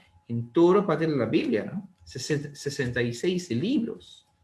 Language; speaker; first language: Spanish; non-native, learner; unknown